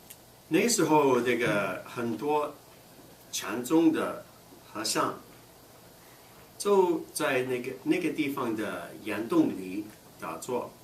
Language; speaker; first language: Chinese; non-native, fluent; English